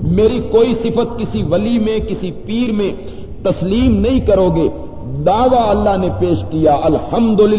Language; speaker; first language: Urdu; non-native, local second language; Punjabi